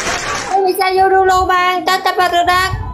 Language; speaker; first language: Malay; non-native, learner; Vietnamese